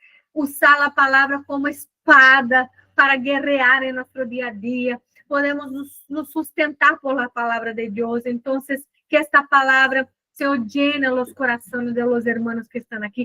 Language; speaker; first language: Spanish; non-native, fluent; Portuguese